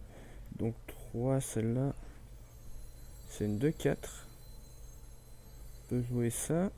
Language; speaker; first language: French; native; French